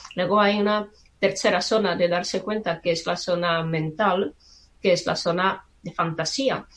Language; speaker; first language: Spanish; non-native, fluent; Czech